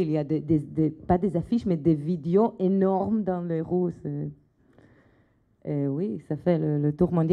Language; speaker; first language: French; non-native, fluent; Hebrew